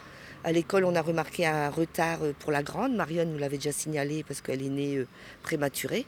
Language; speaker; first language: French; native; French